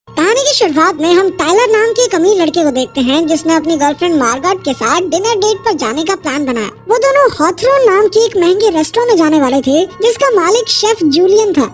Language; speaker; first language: Hindi; native; Hindi